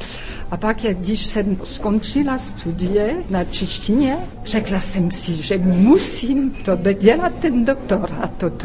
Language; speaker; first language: Czech; non-native, fluent; French